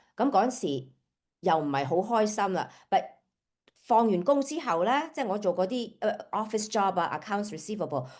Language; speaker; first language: Cantonese; early bilingual, heritage; Cantonese